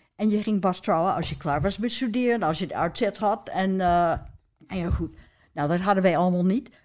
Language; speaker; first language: Dutch; non-native, fluent; English